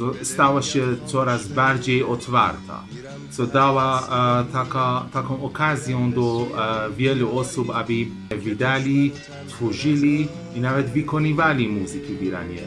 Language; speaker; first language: Polish; non-native, learner; Persian